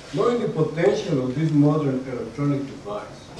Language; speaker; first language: English; non-native, fluent; Spanish